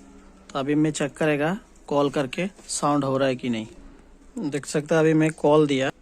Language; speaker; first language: Hindi; non-native, local second language; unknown